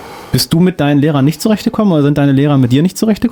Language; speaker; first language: German; native; German